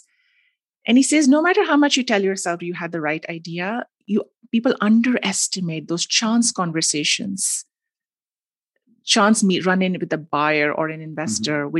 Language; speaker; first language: English; non-native, local second language; Hindi